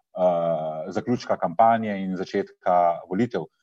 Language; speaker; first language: Slovenian; native; Slovenian